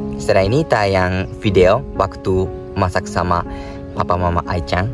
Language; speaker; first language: Indonesian; non-native, fluent; Japanese